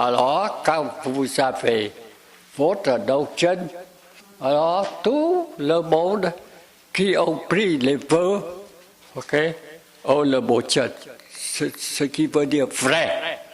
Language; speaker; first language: French; non-native, fluent; Vietnamese